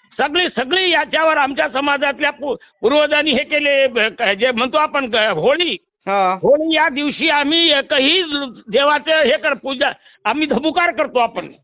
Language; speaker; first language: Marathi; non-native, local second language; Lambadi